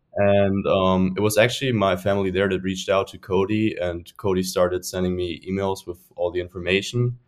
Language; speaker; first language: English; non-native, fluent; German